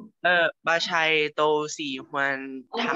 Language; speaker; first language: Chinese; non-native, learner; Thai